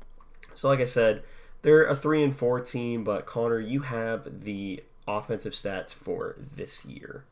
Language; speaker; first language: English; native; English